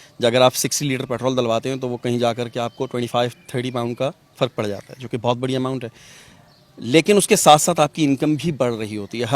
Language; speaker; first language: Urdu; non-native, local second language; Punjabi